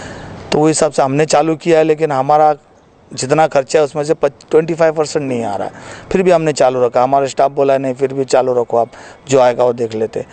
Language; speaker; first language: Hindi; native; Hindi